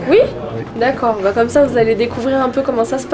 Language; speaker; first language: French; native; French